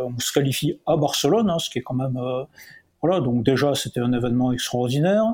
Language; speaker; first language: French; native; French